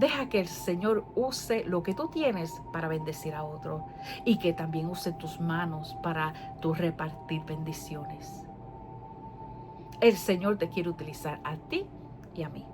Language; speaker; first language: Spanish; native; Spanish